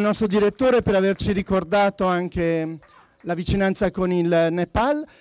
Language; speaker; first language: Italian; native; Italian